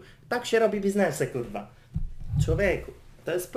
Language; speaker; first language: Polish; native; Polish